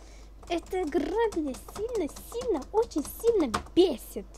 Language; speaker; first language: Russian; native; Russian